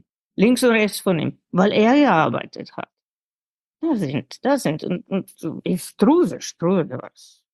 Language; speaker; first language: German; non-native, fluent; Slovenian